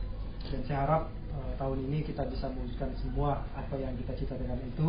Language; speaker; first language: Indonesian; native; Indonesian